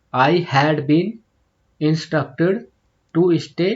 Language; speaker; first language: English; non-native, local second language; Hindi